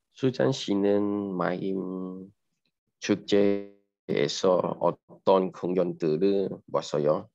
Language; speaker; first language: Korean; non-native, learner; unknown